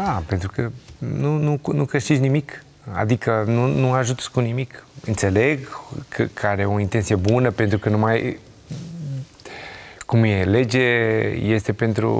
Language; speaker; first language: Romanian; non-native, learner; Portuguese